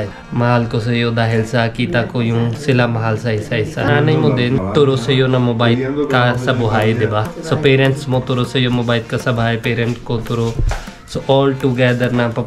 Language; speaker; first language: Filipino; non-native, learner; Punjabi